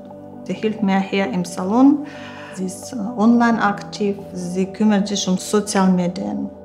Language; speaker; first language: German; non-native, learner; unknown